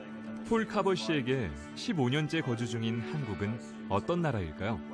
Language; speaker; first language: Korean; native; Korean